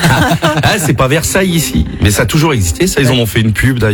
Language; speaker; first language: French; native; French